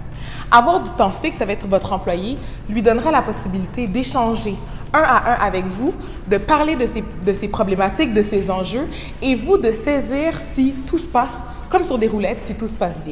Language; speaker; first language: French; native; French